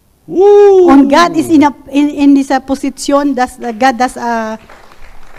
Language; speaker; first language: German; non-native, learner; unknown